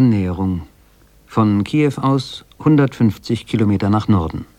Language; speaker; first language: German; native; German